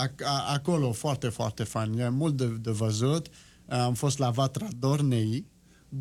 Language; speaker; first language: Romanian; non-native, learner; French